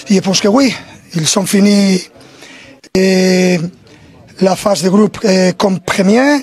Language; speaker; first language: French; non-native, learner; Spanish